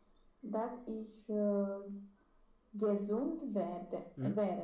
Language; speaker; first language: German; non-native, learner; Romanian